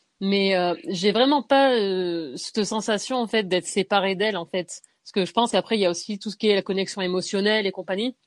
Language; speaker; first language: French; native; French